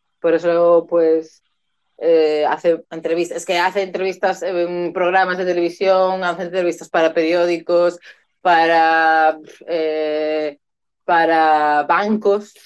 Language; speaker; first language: Spanish; native; Spanish